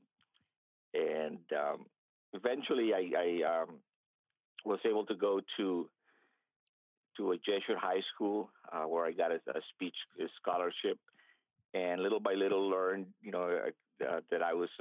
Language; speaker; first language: English; early bilingual, other home language; Spanish